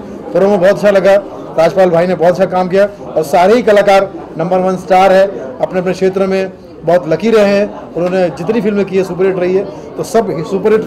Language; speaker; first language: Hindi; native; Hindi